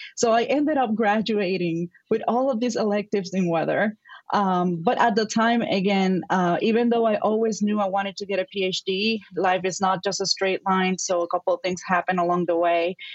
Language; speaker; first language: English; non-native, fluent; Spanish